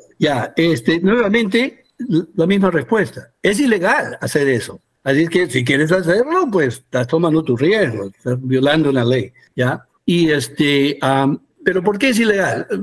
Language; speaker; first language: Spanish; early bilingual, heritage; Spanish